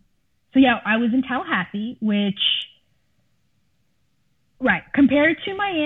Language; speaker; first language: English; early bilingual, other home language; Spanish